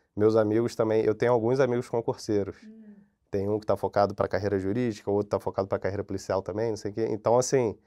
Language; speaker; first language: Portuguese; native; Portuguese